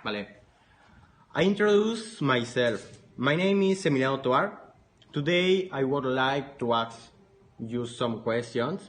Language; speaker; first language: English; non-native, learner; Spanish